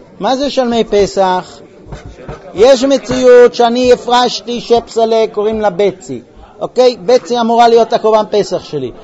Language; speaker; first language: Hebrew; early bilingual, heritage; Hebrew